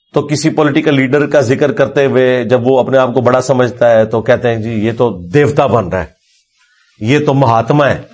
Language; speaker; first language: Urdu; non-native, local second language; Punjabi